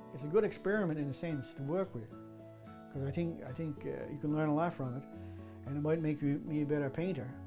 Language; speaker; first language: English; native; English